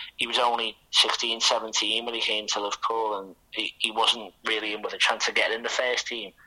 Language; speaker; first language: English; native; English